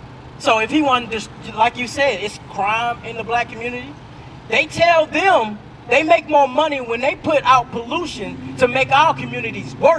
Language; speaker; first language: English; native; English